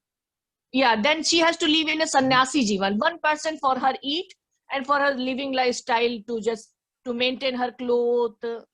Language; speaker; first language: English; non-native, learner; Hindi